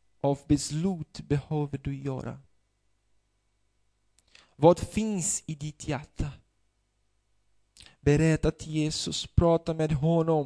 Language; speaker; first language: Swedish; non-native, fluent; Portuguese